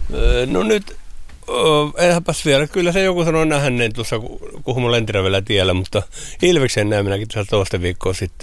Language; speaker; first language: Finnish; native; Finnish